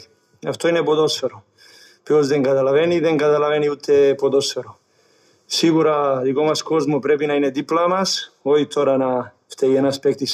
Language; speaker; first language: Greek; non-native, learner; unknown